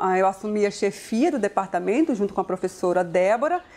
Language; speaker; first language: Portuguese; native; Portuguese